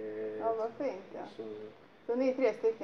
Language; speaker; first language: Swedish; native; Swedish